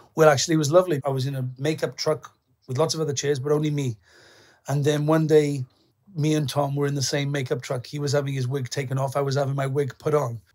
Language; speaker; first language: English; native; English